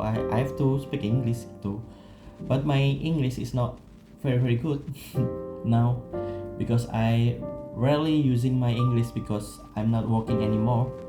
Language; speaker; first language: English; non-native, learner; Indonesian